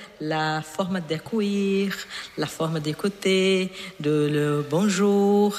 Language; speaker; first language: French; non-native, learner; Portuguese